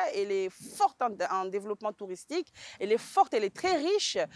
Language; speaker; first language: French; native; French